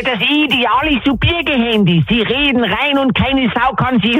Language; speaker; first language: German; native; German